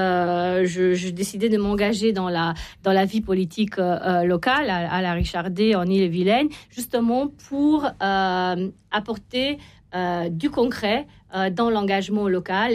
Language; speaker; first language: French; non-native, fluent; Romanian